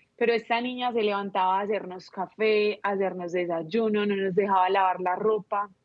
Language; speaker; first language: Spanish; native; Spanish